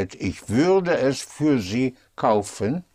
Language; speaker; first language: German; non-native, fluent; English